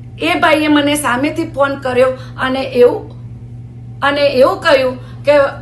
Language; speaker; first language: Gujarati; native; Gujarati